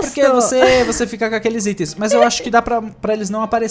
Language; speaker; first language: Portuguese; native; Portuguese